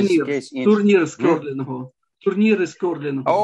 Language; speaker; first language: Ukrainian; native; Ukrainian